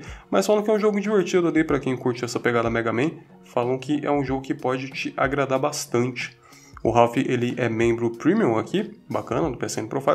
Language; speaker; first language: Portuguese; native; Portuguese